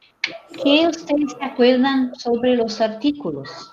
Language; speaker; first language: Spanish; non-native, fluent; Portuguese